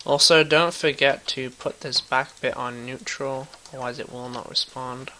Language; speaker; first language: English; native; English